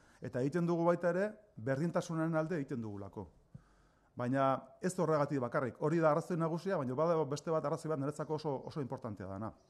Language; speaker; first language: Basque; native; Basque